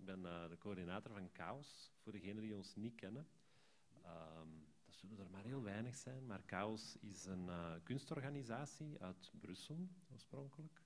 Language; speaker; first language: Dutch; native; Dutch